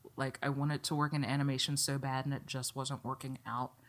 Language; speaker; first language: English; native; English